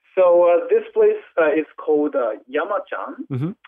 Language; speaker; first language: English; non-native, fluent; Japanese